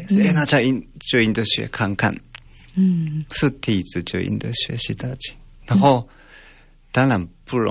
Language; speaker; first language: Chinese; non-native, fluent; Japanese